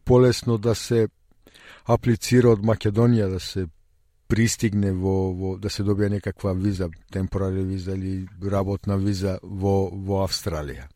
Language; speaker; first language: Macedonian; early bilingual, heritage; Macedonian